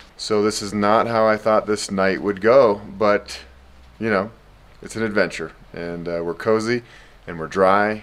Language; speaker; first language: English; native; English